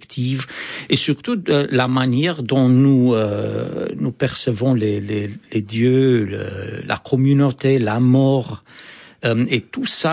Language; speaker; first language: French; non-native, fluent; Romanian